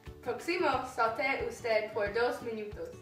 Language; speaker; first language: Spanish; non-native, learner; English